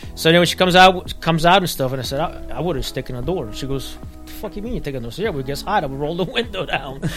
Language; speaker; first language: English; early bilingual, other home language; Spanish